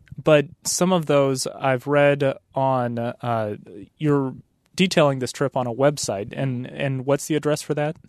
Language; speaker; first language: English; native; English